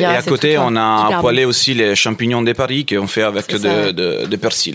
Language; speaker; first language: French; non-native, fluent; Italian